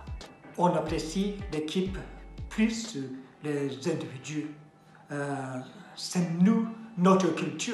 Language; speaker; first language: French; non-native, learner; Japanese